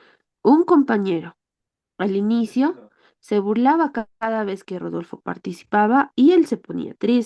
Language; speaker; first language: Spanish; native; Spanish